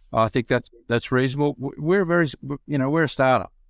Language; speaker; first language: English; native; English